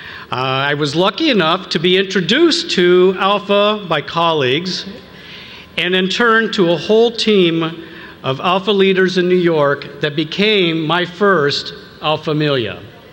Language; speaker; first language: English; native; English